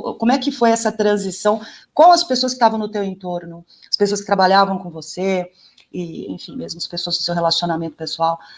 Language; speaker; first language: Portuguese; native; Portuguese